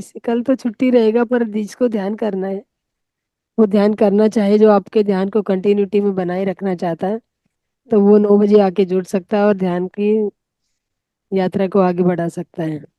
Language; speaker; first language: Hindi; native; Hindi